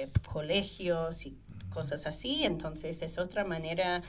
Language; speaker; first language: Spanish; non-native, fluent; English